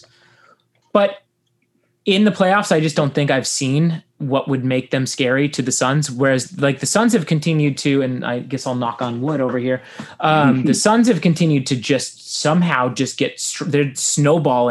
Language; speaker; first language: English; native; English